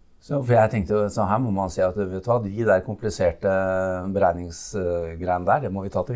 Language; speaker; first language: Norwegian; native; Norwegian